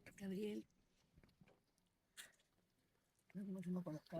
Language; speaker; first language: Spanish; native; Spanish